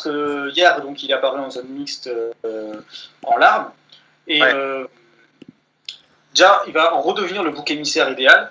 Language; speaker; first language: French; native; French